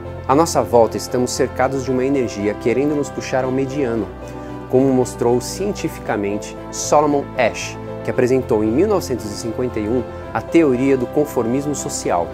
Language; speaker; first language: Portuguese; native; Portuguese